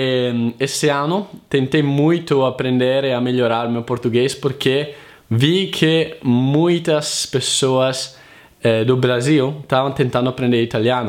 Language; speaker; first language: Portuguese; non-native, fluent; Italian